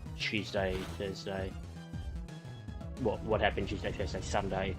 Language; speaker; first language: English; native; English